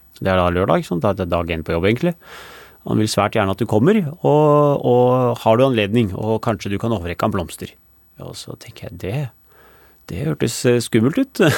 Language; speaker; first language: Norwegian; early bilingual, other home language; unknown